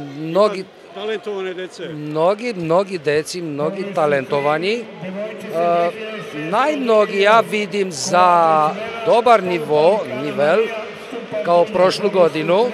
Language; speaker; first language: Bosnian; non-native, fluent; Romanian